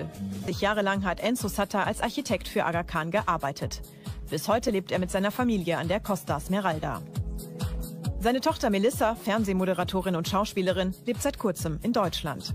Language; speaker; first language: German; native; German